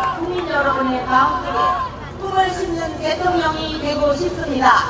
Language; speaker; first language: Korean; native; Korean